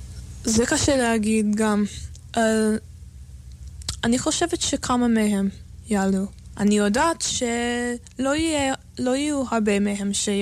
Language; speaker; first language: Hebrew; non-native, fluent; English